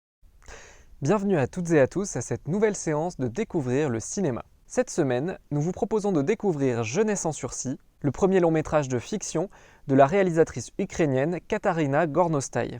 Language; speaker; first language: French; native; French